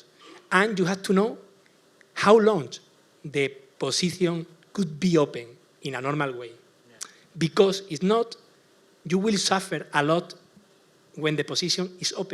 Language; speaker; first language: English; non-native, learner; Spanish